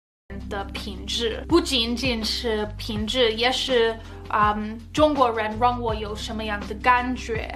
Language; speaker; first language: Chinese; non-native, fluent; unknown